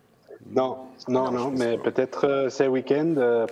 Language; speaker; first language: French; non-native, fluent; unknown